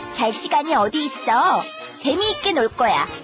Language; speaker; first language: Korean; non-native, fluent; English